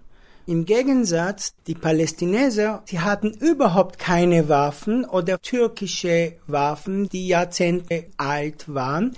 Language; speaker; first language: German; non-native, fluent; Hebrew